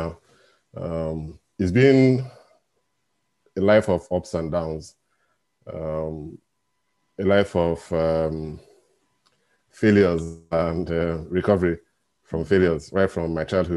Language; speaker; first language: English; non-native, local second language; Igbo